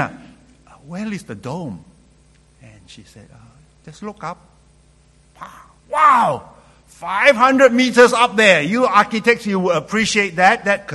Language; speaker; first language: English; non-native, local second language; Cantonese